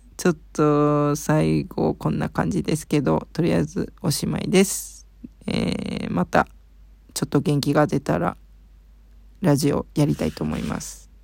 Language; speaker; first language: Japanese; early bilingual, heritage; Japanese